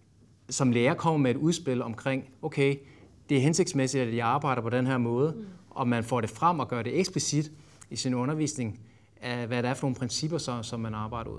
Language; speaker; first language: Danish; native; Danish